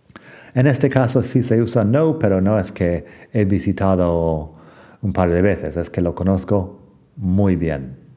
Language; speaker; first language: Spanish; non-native, fluent; English